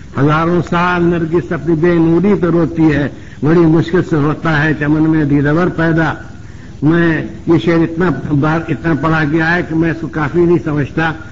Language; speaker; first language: Urdu; native; Urdu